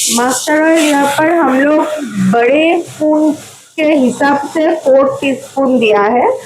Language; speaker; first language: Hindi; non-native, local second language; Bangla